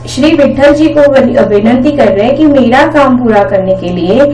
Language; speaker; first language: Hindi; non-native, local second language; Marathi